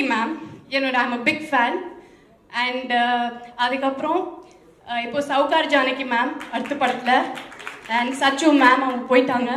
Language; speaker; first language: Tamil; non-native, fluent; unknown